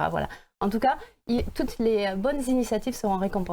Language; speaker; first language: French; native; French